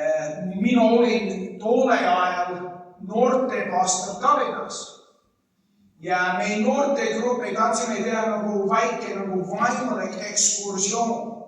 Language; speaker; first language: Estonian; non-native, fluent; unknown